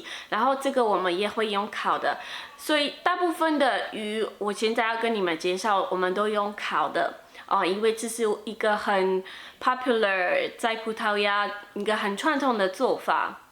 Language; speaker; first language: Chinese; non-native, fluent; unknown